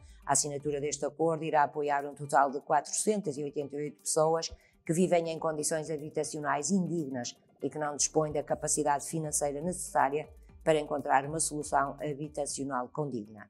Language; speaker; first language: Portuguese; native; Portuguese